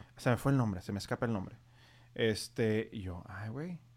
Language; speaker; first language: Spanish; native; Spanish